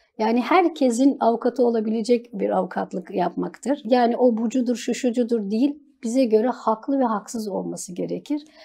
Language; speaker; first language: Turkish; native; Turkish